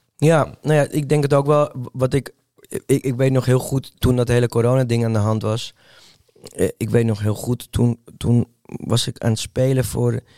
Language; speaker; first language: Dutch; early bilingual, other home language; Spanish